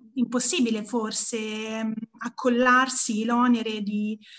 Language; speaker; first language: Italian; native; Italian